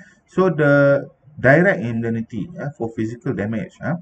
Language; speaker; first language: English; non-native, local second language; Malay